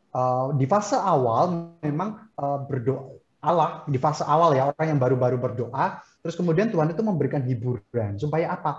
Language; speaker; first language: Indonesian; native; Indonesian